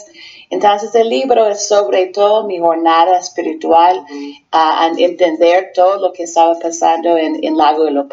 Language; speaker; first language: Spanish; non-native, fluent; English